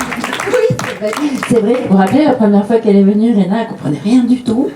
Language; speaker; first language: French; native; French